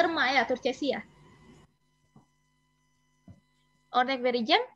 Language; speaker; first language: Turkish; non-native, learner; Indonesian